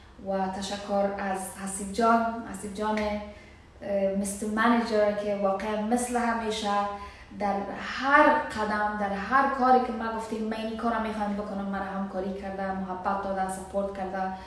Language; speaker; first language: Persian; native; Persian